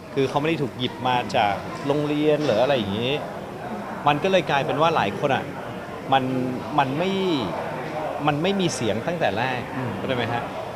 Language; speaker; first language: Thai; non-native, local second language; English